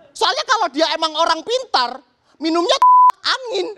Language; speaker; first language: Indonesian; native; Indonesian